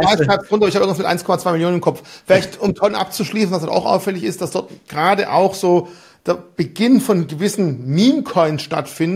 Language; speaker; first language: German; native; German